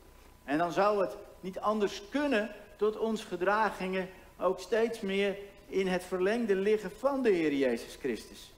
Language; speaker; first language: Dutch; native; Dutch